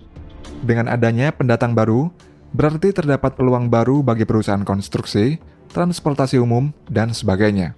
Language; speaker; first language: Indonesian; native; Indonesian